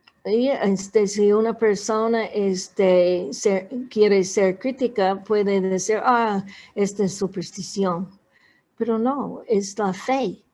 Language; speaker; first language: Spanish; non-native, fluent; English